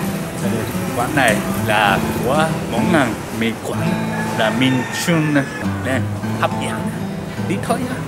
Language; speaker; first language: Vietnamese; non-native, learner; Japanese